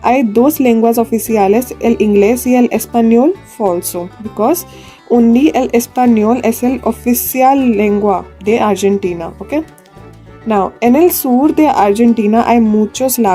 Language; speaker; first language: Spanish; non-native, learner; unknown